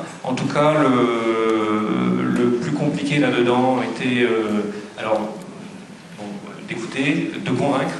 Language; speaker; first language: French; native; French